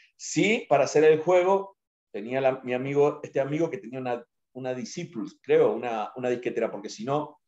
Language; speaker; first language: Spanish; native; Spanish